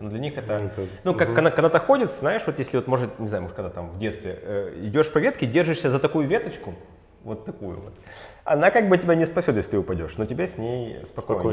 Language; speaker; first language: Russian; native; Russian